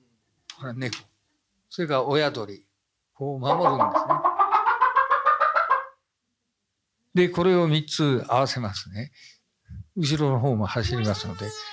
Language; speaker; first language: Japanese; native; Japanese